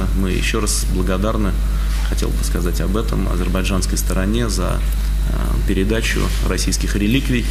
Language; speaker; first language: Russian; native; Russian